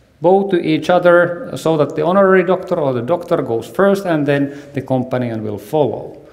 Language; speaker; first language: English; non-native, fluent; Finnish